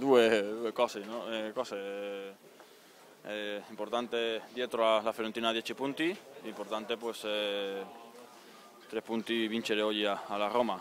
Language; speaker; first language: Italian; non-native, learner; Spanish